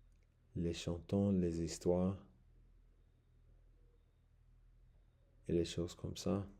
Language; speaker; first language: French; non-native, learner; English